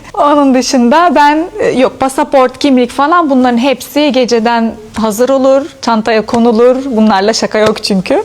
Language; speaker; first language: Turkish; non-native, fluent; Arabic